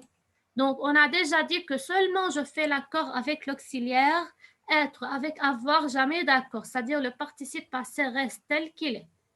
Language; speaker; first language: French; non-native, fluent; Arabic